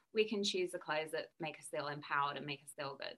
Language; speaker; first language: English; native; English